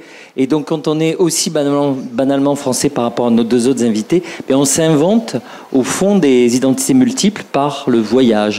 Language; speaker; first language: French; native; French